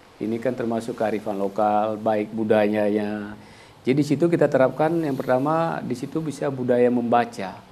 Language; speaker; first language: Indonesian; native; Indonesian